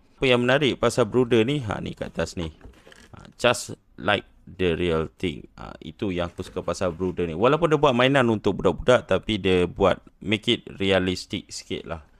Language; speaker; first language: Malay; native; Malay